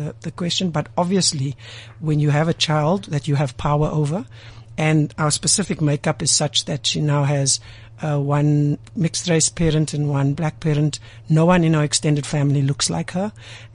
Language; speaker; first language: English; native; English